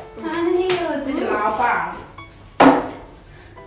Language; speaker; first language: Chinese; non-native, fluent; Lao